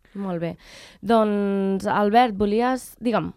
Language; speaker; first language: Catalan; native; Catalan